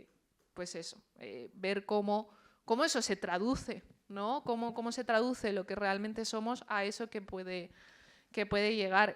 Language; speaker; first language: Spanish; early bilingual, other home language; Chinese